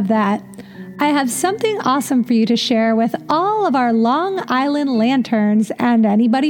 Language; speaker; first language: English; native; English